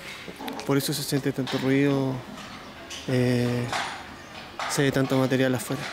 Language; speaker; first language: Spanish; native; Spanish